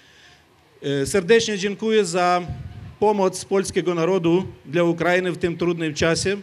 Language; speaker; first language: Polish; non-native, learner; Ukrainian